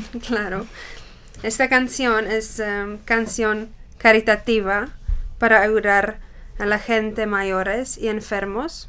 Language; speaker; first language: Spanish; non-native, learner; Czech